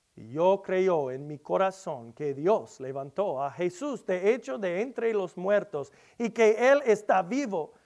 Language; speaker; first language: Spanish; non-native, learner; English